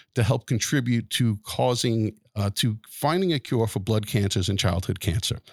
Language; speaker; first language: English; native; English